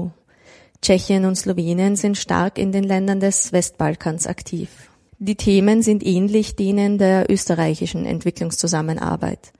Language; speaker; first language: German; native; German